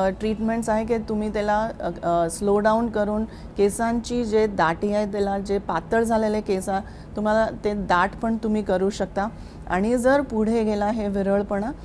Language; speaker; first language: Marathi; non-native, local second language; Hindi